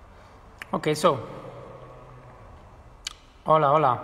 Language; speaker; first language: Spanish; non-native, fluent; Italian